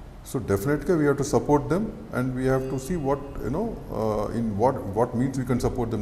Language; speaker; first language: English; non-native, local second language; Telugu